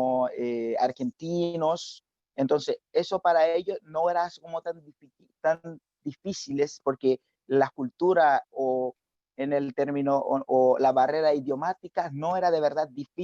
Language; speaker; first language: Spanish; non-native, fluent; Haitian Creole